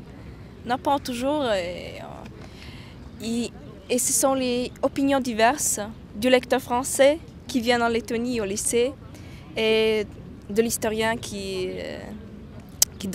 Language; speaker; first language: French; non-native, fluent; Latvian